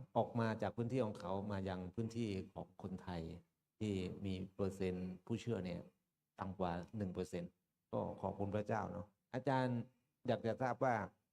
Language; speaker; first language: Thai; non-native, local second language; Karen languages